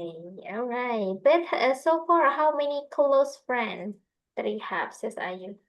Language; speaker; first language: English; non-native, fluent; Indonesian